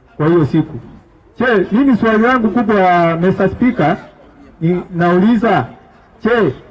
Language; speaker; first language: Swahili; native; Swahili